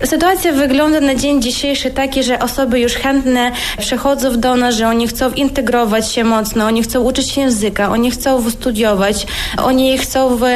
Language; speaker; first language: Polish; non-native, fluent; Ukrainian